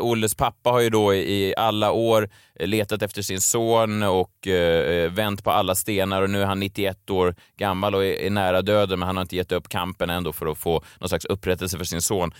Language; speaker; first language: Swedish; native; Swedish